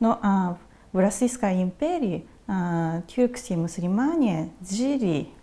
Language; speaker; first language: Russian; non-native, fluent; Japanese